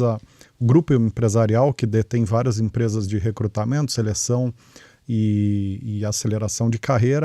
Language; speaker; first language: Portuguese; native; Portuguese